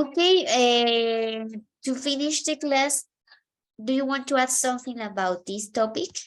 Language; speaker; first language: English; non-native, fluent; Spanish